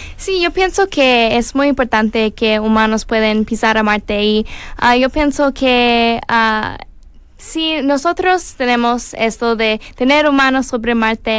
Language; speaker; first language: Spanish; non-native, learner; English